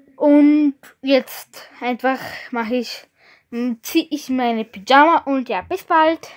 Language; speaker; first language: German; non-native, learner; Bulgarian